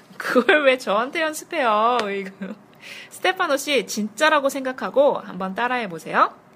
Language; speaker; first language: Korean; native; Korean